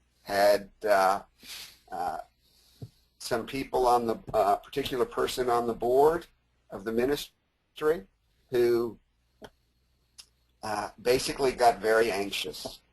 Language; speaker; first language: English; native; English